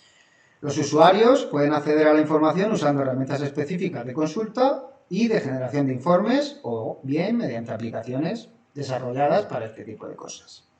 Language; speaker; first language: Spanish; native; Spanish